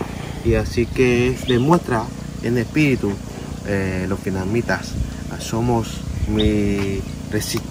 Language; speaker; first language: Spanish; non-native, fluent; Vietnamese